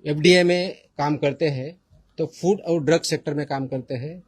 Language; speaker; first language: Hindi; non-native, local second language; Marathi